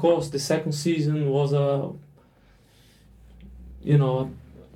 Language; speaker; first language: English; non-native, fluent; Portuguese